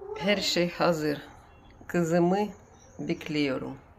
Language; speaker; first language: Turkish; non-native, learner; Russian